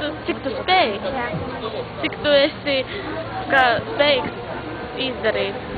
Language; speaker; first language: Latvian; non-native, local second language; Russian